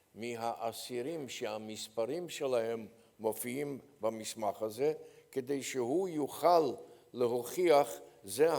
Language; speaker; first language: Hebrew; non-native, fluent; Polish